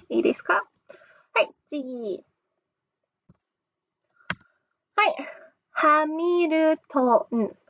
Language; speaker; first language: Japanese; non-native, fluent; English